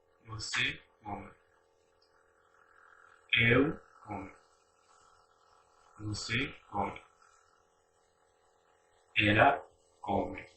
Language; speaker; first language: Portuguese; non-native, learner; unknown